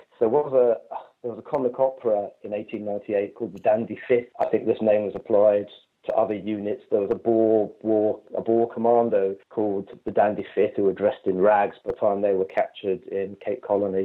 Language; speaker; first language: English; native; English